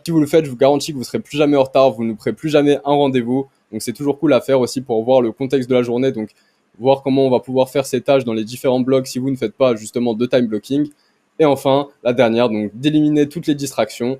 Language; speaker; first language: French; native; French